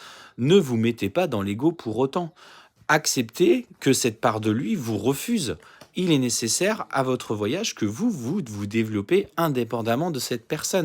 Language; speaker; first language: French; native; French